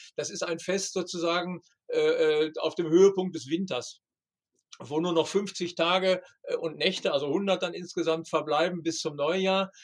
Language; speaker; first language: German; native; German